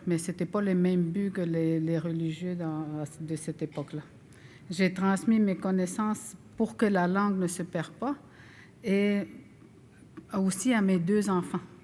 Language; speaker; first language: French; non-native, local second language; Innu-aimun